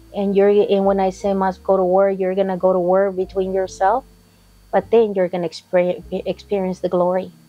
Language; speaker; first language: English; non-native, fluent; Spanish